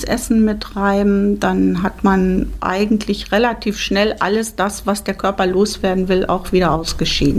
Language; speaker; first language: German; native; German